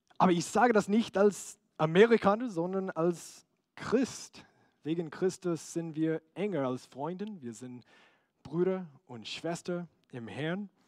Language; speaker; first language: German; non-native, fluent; English